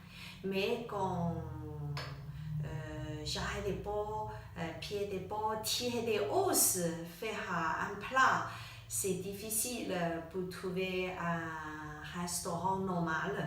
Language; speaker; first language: French; non-native, learner; Chinese